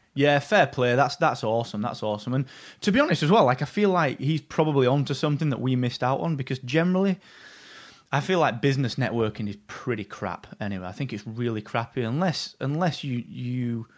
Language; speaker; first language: English; native; English